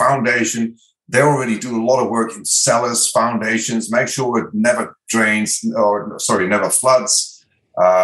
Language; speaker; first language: English; non-native, fluent; Dutch